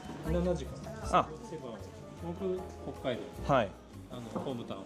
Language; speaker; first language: Japanese; non-native, learner; English